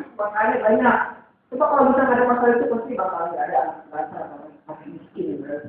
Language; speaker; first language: Indonesian; native; Indonesian